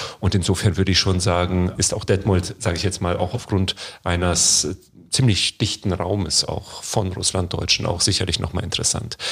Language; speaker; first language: German; native; German